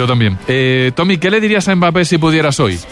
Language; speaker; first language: Spanish; native; Spanish